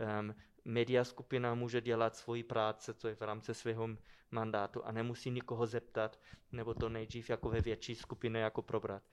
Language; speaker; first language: Czech; non-native, fluent; German